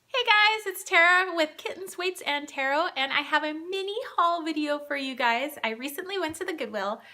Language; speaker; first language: English; native; English